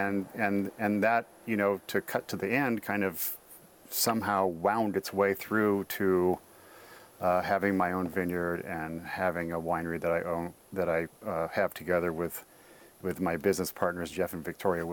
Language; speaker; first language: English; native; English